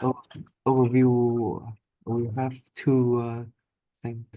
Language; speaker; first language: English; non-native, learner; Vietnamese